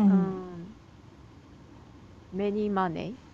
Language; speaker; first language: English; non-native, learner; Japanese